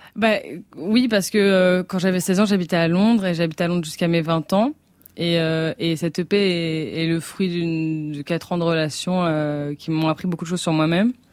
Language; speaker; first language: French; native; French